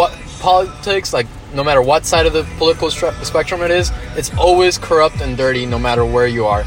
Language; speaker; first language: English; non-native, fluent; Spanish